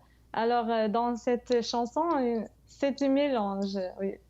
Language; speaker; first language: French; non-native, fluent; English